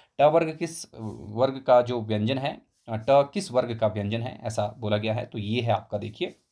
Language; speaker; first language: Hindi; native; Hindi